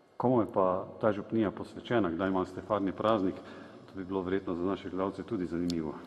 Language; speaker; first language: Slovenian; native; Slovenian